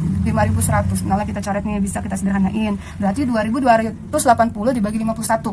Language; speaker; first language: Indonesian; native; Indonesian